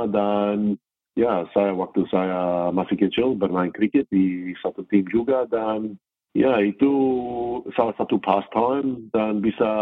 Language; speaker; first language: Indonesian; non-native, fluent; English